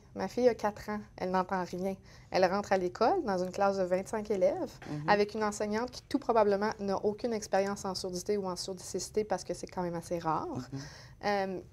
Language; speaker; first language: French; native; French